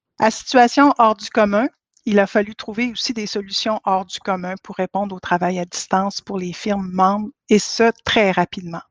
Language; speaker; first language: French; native; French